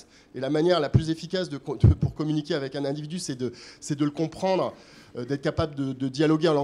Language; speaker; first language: French; native; French